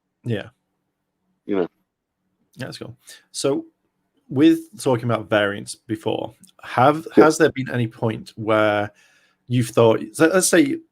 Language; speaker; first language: English; native; English